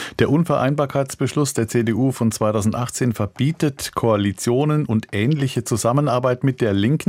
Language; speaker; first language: German; native; German